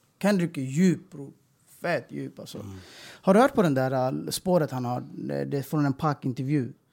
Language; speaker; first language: Swedish; early bilingual, other home language; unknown